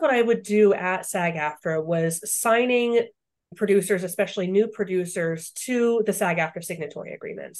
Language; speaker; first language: English; native; English